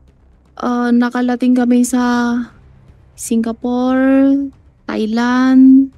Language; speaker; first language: Filipino; non-native, learner; Chinese